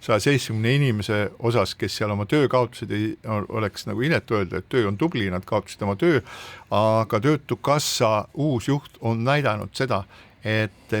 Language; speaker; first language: Estonian; native; Estonian